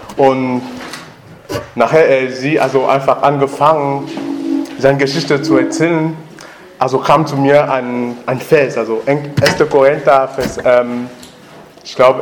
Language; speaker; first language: German; non-native, learner; French